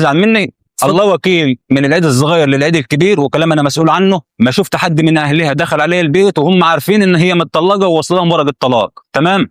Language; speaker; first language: Arabic; native; Arabic